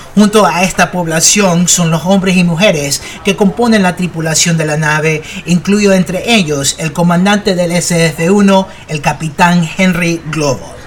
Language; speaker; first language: Spanish; early bilingual, heritage; Spanish